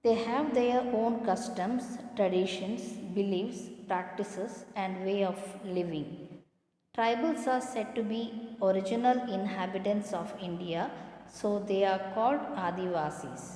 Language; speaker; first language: English; non-native, local second language; Kannada